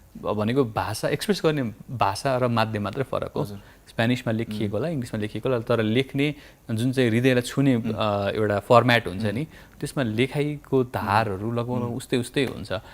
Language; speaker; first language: Nepali; native; Nepali